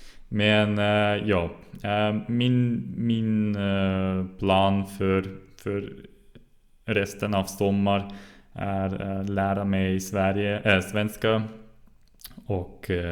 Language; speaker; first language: Swedish; non-native, learner; German